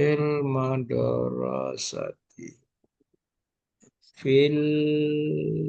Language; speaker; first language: Arabic; non-native, fluent; Malay